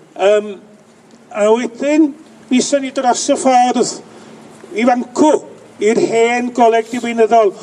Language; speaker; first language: Welsh; native; Welsh